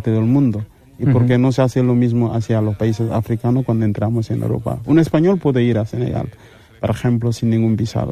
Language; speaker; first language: Spanish; non-native, fluent; Mandingo